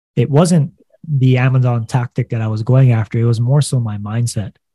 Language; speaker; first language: English; native; English